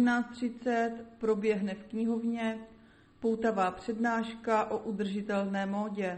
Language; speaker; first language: Czech; native; Czech